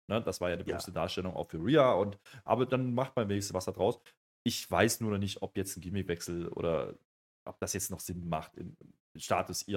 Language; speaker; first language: German; native; German